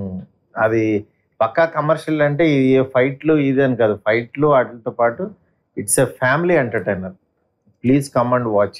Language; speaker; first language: Telugu; native; Telugu